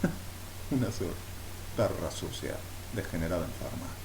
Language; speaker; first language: Spanish; native; Spanish